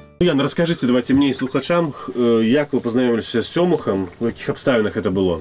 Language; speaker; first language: Belarusian; native; Belarusian